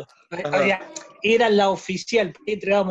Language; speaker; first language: Spanish; native; Spanish